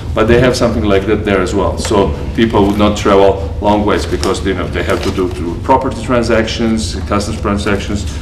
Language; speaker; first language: English; non-native, fluent; Georgian